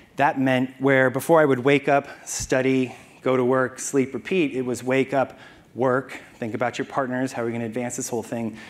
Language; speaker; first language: English; native; English